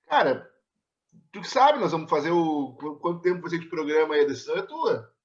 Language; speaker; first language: Portuguese; native; Portuguese